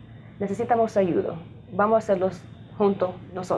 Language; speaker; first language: Spanish; early bilingual, heritage; Spanish